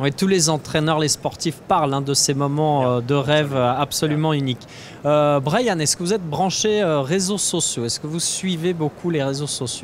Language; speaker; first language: French; native; French